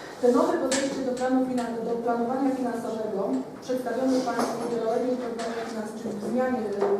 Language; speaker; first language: Polish; native; Polish